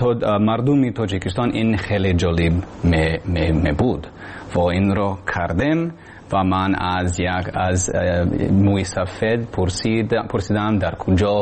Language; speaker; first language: Persian; non-native, learner; English